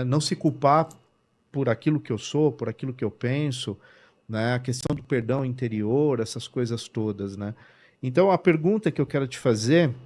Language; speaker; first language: Portuguese; native; Portuguese